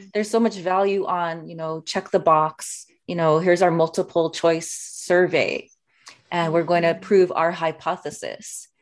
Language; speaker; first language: English; native; English